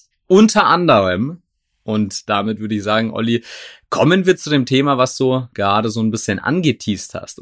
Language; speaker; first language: German; native; German